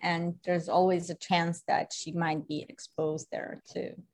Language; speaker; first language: English; non-native, fluent; Polish